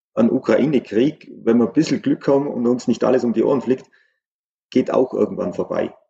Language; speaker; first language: German; native; German